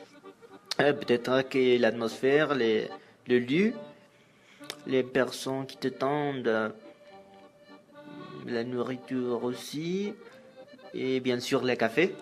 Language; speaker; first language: French; non-native, learner; Spanish